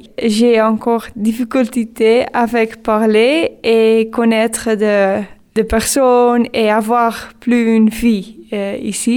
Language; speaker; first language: French; non-native, learner; Dutch